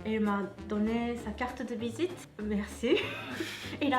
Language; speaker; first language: French; non-native, fluent; Japanese